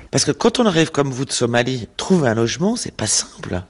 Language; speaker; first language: French; native; French